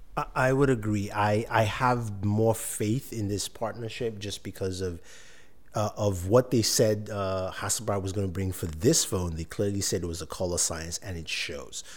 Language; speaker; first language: English; non-native, local second language; Yoruba